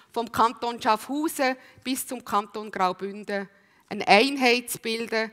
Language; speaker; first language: German; native; German